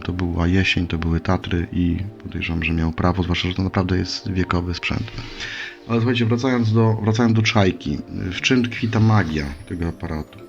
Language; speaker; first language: Polish; native; Polish